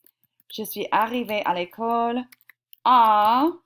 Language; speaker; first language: French; non-native, fluent; English